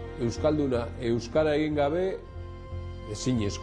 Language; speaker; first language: Basque; non-native, local second language; Spanish